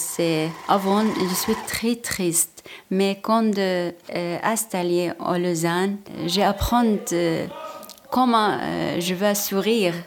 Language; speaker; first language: French; non-native, learner; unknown